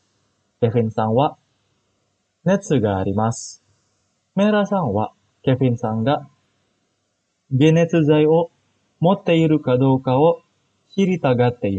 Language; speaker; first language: Japanese; non-native, fluent; Indonesian